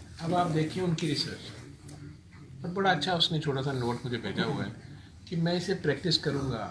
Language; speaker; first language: Urdu; non-native, local second language; Punjabi